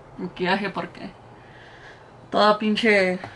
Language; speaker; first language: Spanish; early bilingual, heritage; Spanish